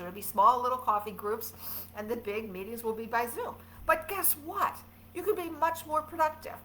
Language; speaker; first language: English; native; English